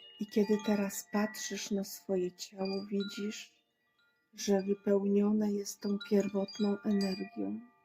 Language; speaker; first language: Polish; native; Polish